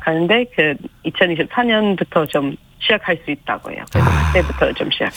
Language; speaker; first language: Korean; non-native, learner; English